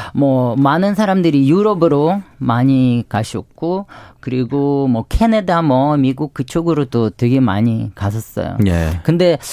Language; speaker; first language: Korean; non-native, fluent; Ukrainian